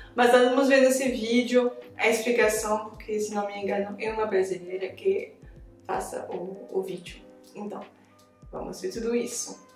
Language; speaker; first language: Portuguese; non-native, fluent; French